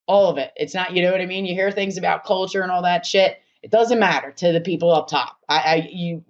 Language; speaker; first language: English; native; English